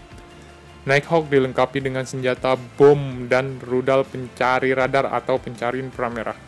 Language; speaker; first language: Indonesian; native; Indonesian